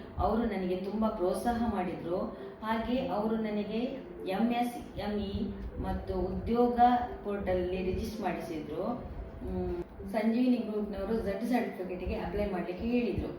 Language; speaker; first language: Kannada; native; Kannada